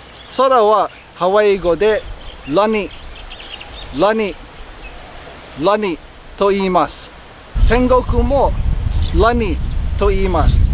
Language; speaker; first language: Japanese; non-native, fluent; English